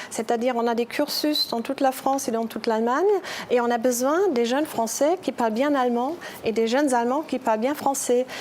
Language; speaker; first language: French; non-native, fluent; German